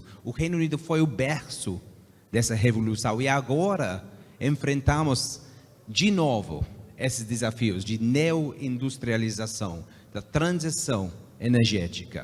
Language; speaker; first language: Portuguese; non-native, fluent; English